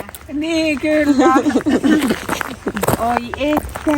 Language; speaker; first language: Finnish; native; Finnish